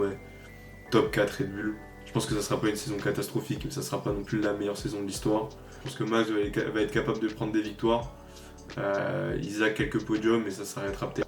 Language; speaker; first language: French; native; French